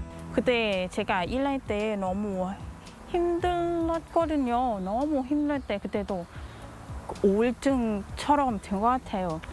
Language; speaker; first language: Korean; non-native, learner; Thai